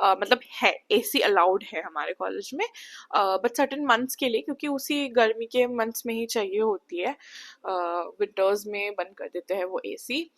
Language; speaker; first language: Hindi; non-native, local second language; Assamese